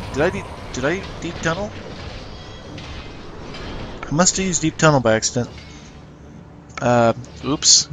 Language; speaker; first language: English; native; English